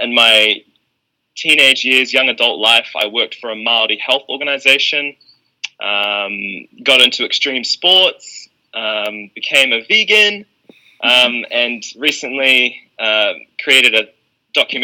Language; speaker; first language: English; native; English